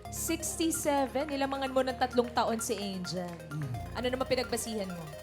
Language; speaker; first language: Filipino; native; Filipino